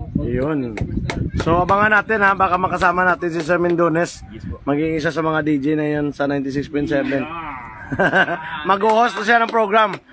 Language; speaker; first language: Filipino; non-native, local second language; Hiligaynon